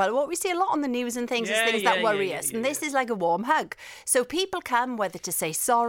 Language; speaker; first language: English; non-native, local second language; Welsh